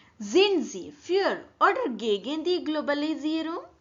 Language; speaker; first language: German; non-native, learner; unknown